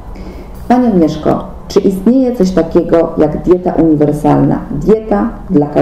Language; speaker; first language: Polish; native; Polish